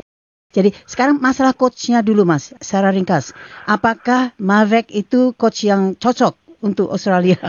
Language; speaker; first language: Indonesian; native; Indonesian